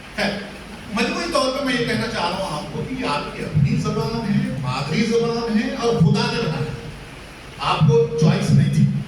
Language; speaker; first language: Urdu; native; Urdu